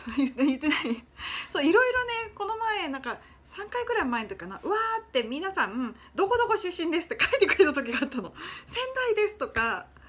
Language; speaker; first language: Japanese; native; Japanese